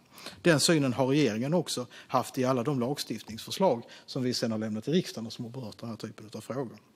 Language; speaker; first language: Swedish; native; Swedish